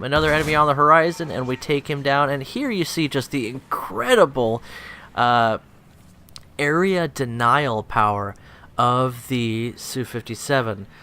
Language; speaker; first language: English; native; English